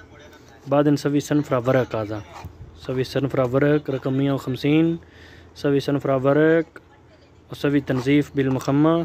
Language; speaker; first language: Arabic; non-native, learner; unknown